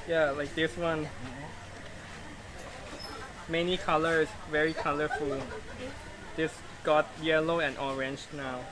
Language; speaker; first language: English; non-native, fluent; Thai